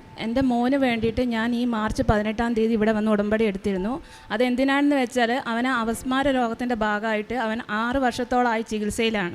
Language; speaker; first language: Malayalam; native; Malayalam